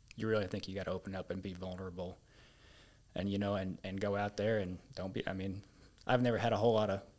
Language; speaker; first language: English; native; English